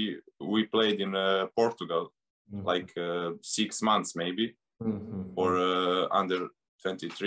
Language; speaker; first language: English; non-native, learner; Serbian